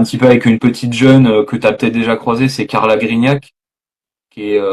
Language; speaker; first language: French; native; French